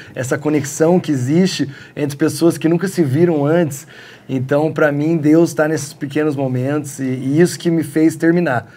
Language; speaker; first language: Portuguese; early bilingual, heritage; Portuguese